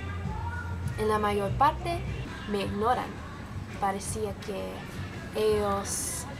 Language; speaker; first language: Spanish; non-native, learner; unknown